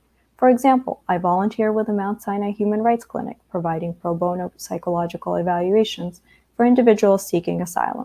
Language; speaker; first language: English; early bilingual, other home language; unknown